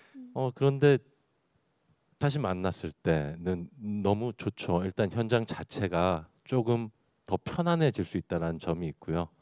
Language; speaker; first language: Korean; native; Korean